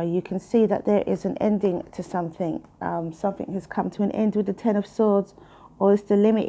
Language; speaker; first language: English; native; English